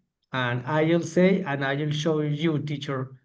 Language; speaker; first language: English; non-native, learner; Spanish